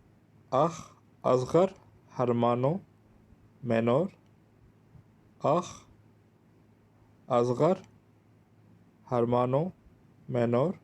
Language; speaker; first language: Spanish; non-native, learner; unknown